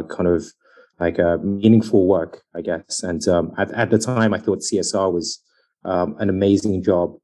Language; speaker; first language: English; native; English